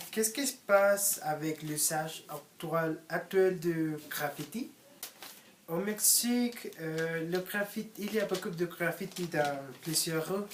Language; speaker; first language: French; non-native, learner; Spanish